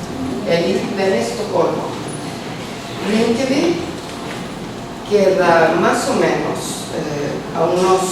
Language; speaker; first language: Spanish; early bilingual, heritage; Spanish